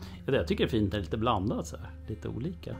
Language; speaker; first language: Swedish; native; Swedish